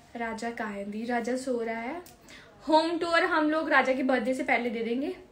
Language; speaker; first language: Hindi; native; Hindi